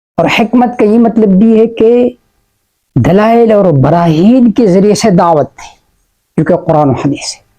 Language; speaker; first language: Urdu; non-native, local second language; Pashto